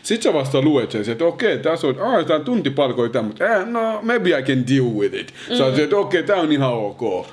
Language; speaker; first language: Finnish; early bilingual, other home language; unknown